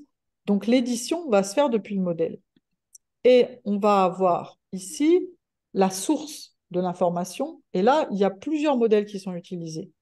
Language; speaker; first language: French; native; French